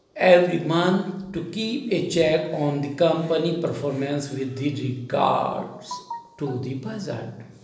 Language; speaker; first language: English; non-native, local second language; Hindi